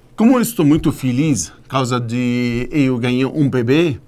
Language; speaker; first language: Portuguese; non-native, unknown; Arabic